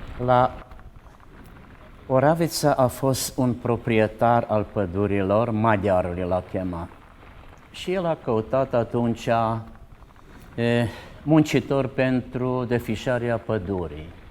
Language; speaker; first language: Romanian; non-native, local second language; Czech